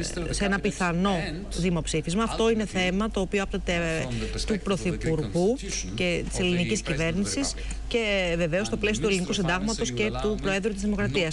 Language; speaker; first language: Greek; native; Greek